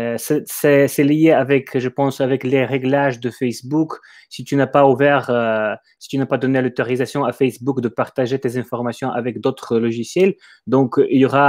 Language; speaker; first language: French; non-native, fluent; Ukrainian